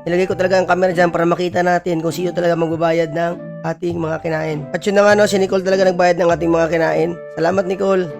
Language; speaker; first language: Filipino; non-native, local second language; Bikol